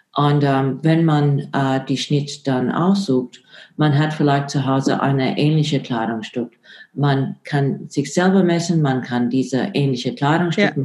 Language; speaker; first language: German; non-native, fluent; English